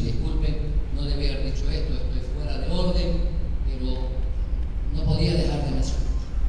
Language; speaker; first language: Spanish; native; Spanish